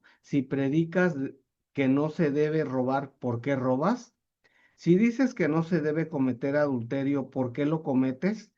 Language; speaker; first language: Spanish; native; Spanish